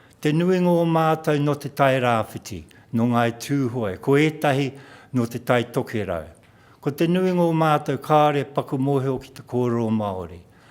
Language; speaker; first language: Māori; non-native, local second language; English